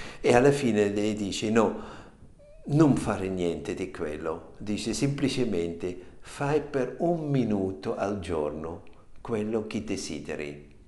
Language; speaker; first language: Italian; non-native, fluent; German